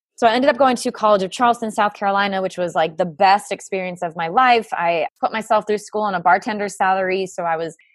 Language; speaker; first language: English; native; English